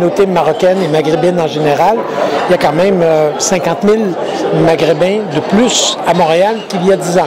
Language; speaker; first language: French; native; French